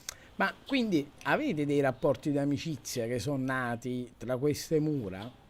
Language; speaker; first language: Italian; native; Italian